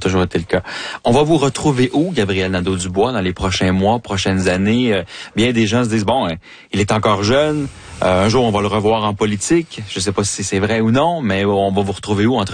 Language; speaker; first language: French; native; French